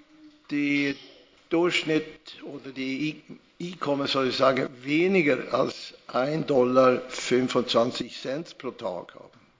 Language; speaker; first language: German; non-native, fluent; Swedish